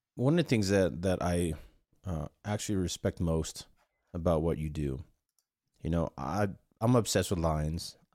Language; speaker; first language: English; non-native, fluent; Korean